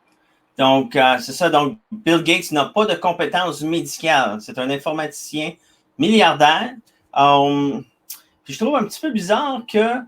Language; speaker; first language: French; native; French